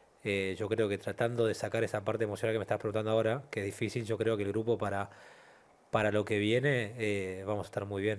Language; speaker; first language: Spanish; native; Spanish